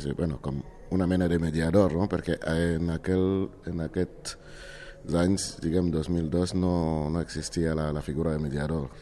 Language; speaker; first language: Catalan; non-native, fluent; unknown